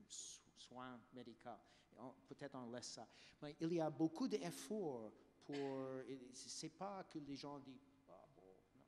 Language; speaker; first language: French; non-native, fluent; English